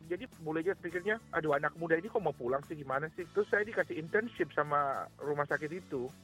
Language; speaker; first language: Indonesian; native; Indonesian